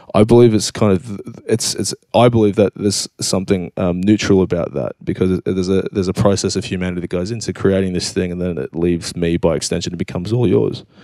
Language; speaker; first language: English; native; English